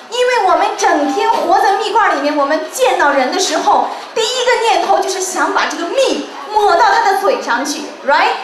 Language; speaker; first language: Chinese; native; Chinese